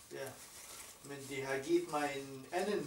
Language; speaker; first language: Danish; non-native, learner; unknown